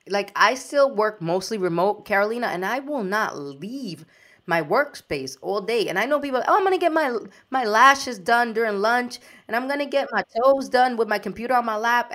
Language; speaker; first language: English; early bilingual, other home language; Spanish